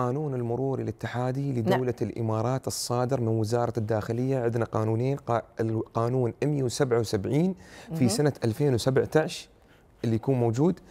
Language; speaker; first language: Arabic; native; Arabic